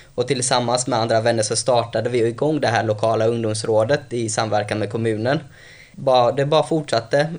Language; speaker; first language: Swedish; early bilingual, other home language; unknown